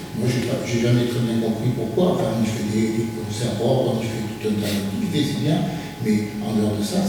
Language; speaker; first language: French; native; French